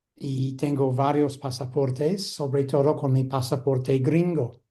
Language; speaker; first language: Spanish; non-native, fluent; English